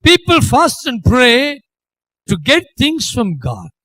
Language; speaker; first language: English; non-native, local second language; Tamil